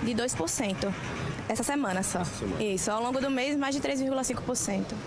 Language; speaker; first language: Portuguese; native; Portuguese